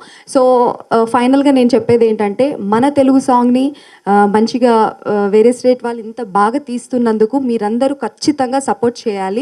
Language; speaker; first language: Telugu; non-native, fluent; Tamil